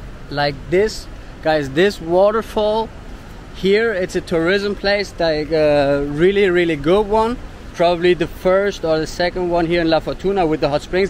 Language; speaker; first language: English; non-native, fluent; German